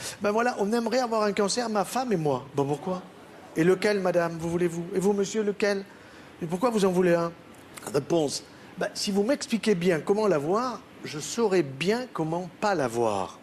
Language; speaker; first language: French; native; French